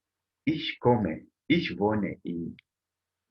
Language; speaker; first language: German; non-native, learner; Bemba